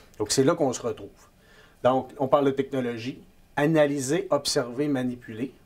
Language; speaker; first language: French; native; French